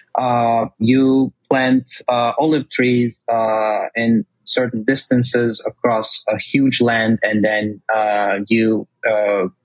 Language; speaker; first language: English; non-native, fluent; Turkish